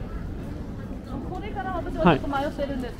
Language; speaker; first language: Japanese; non-native, fluent; Chinese